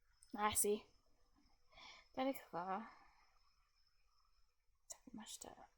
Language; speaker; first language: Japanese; non-native, learner; English